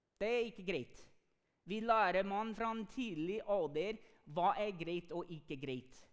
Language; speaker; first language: Norwegian; non-native, fluent; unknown